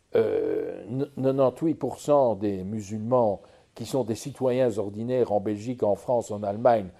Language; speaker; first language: French; native; French